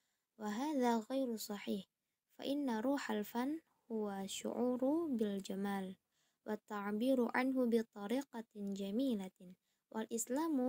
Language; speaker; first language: Arabic; non-native, learner; Indonesian